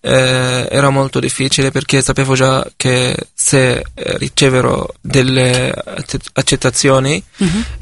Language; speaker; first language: Italian; non-native, fluent; Arabic